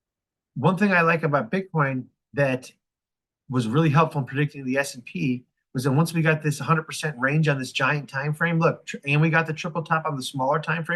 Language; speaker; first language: English; native; English